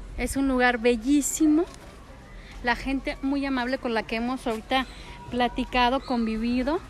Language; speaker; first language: Spanish; native; Spanish